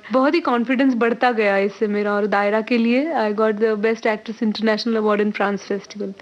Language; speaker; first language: Hindi; non-native, local second language; Marathi